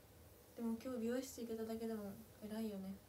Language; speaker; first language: Japanese; native; Japanese